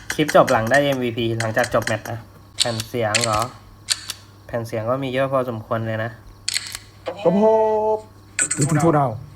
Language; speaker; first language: Thai; native; Thai